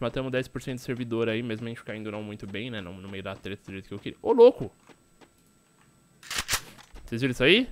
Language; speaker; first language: Portuguese; native; Portuguese